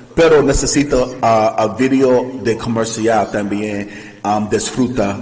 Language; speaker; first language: Spanish; non-native, learner; English